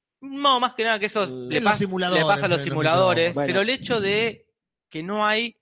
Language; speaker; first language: Spanish; native; Spanish